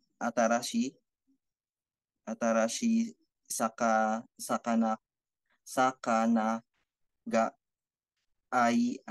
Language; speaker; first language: Japanese; non-native, learner; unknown